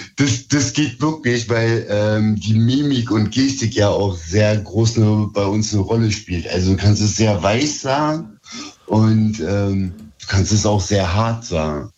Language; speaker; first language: German; early bilingual, other home language; Turkish